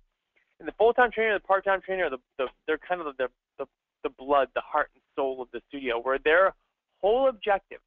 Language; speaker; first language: English; native; English